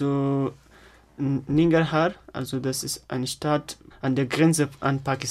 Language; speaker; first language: German; non-native, fluent; Pashto